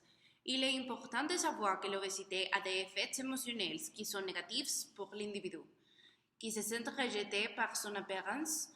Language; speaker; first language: French; non-native, learner; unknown